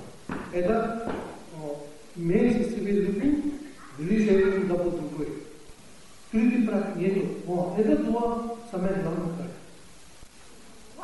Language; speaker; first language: Russian; non-native, learner; Tibetan